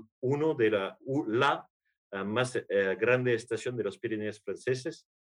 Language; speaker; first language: Spanish; non-native, learner; French